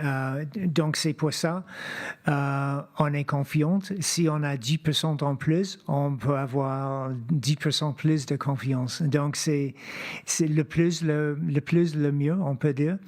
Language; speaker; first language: French; non-native, fluent; English